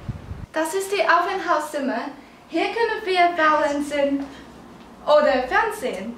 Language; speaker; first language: German; non-native, learner; English